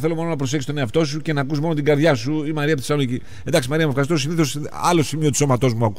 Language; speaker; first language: Greek; native; Greek